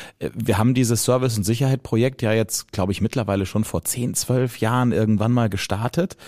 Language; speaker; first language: German; native; German